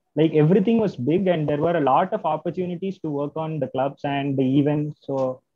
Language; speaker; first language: English; non-native, local second language; Tamil